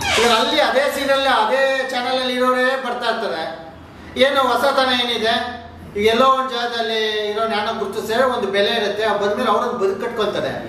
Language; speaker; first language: Kannada; native; Kannada